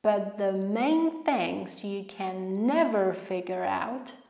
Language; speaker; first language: English; non-native, fluent; Polish